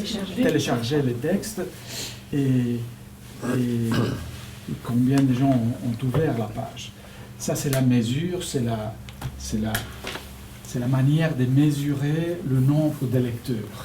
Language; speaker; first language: French; non-native, fluent; Spanish